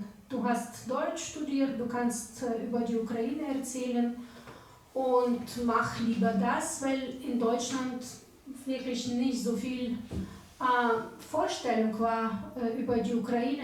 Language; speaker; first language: German; non-native, fluent; Ukrainian